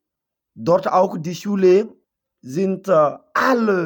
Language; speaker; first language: German; non-native, learner; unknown